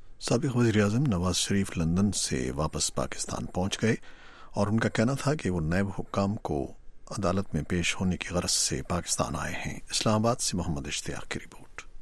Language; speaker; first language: Urdu; native; Urdu